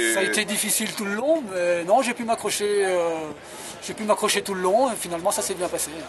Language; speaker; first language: French; native; French